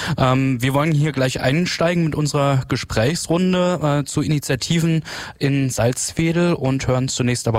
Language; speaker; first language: German; native; German